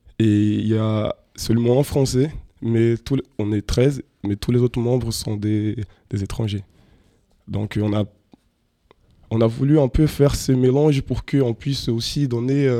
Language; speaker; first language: French; non-native, fluent; Portuguese